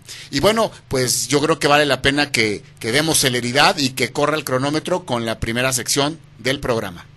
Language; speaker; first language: Spanish; native; Spanish